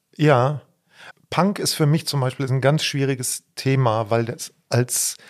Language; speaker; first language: German; native; German